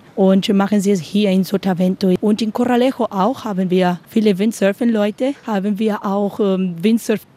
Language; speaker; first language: German; non-native, learner; Spanish